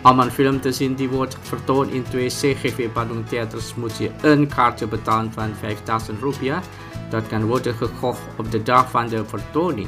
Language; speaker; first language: Dutch; non-native, fluent; Indonesian